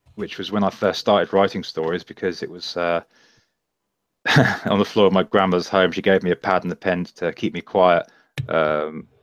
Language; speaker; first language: English; native; English